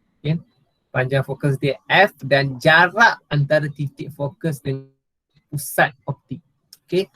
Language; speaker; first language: Malay; non-native, local second language; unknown